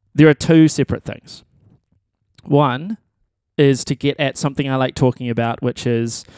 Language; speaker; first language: English; native; English